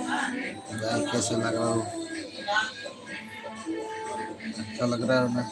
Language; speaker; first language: Hindi; non-native, local second language; Santali